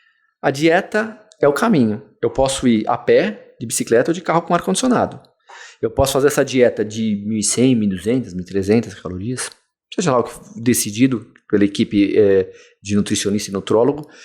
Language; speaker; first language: Portuguese; native; Portuguese